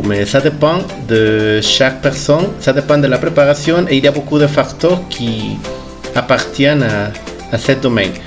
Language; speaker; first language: French; non-native, fluent; Spanish